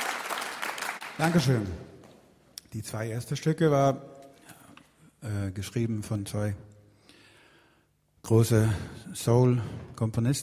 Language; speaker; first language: German; non-native, learner; Swedish